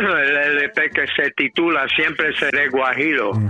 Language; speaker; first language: Spanish; non-native, fluent; English